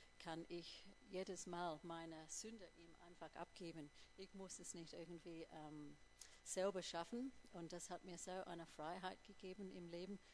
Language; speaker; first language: German; non-native, fluent; English